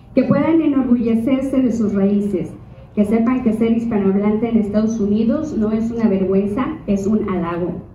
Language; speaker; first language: Spanish; native; Spanish